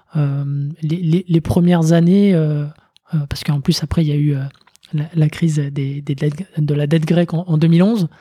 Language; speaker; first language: French; native; French